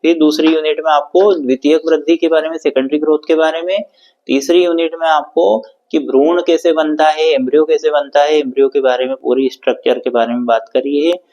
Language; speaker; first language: Hindi; native; Hindi